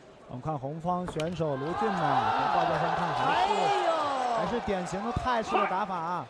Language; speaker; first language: Chinese; native; Chinese